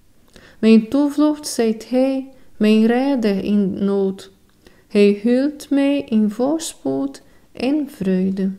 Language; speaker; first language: Dutch; non-native, fluent; Portuguese